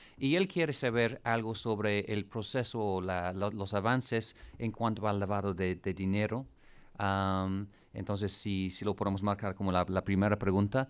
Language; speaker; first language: Spanish; non-native, fluent; English